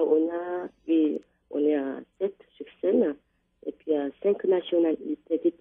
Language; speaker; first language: French; non-native, learner; Korean